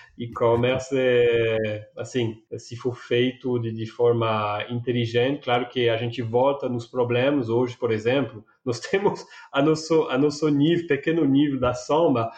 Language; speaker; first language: Portuguese; non-native, fluent; French